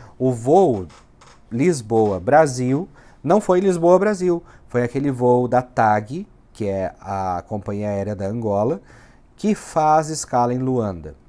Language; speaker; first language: Portuguese; native; Portuguese